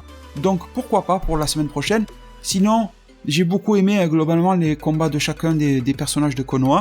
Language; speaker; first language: French; native; French